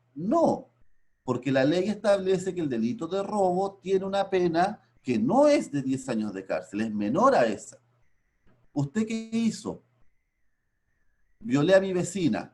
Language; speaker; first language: Spanish; native; Spanish